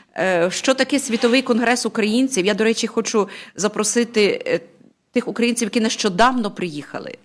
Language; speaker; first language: Ukrainian; native; Ukrainian